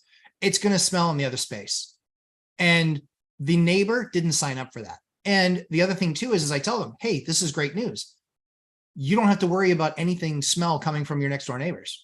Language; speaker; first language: English; native; English